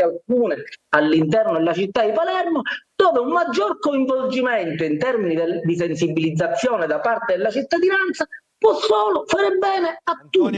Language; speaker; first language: Italian; native; Italian